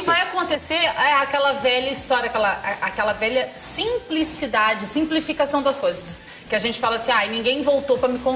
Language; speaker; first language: Portuguese; native; Portuguese